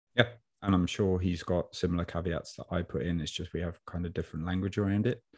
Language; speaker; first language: English; native; English